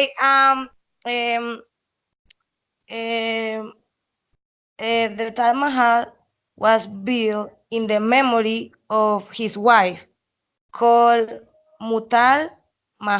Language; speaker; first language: English; non-native, learner; Spanish